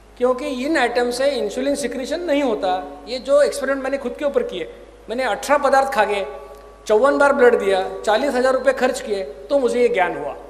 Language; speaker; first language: Hindi; non-native, local second language; Marathi